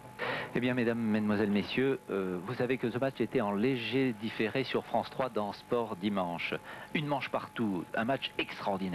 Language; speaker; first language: French; native; French